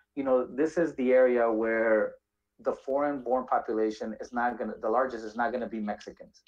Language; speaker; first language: English; native; English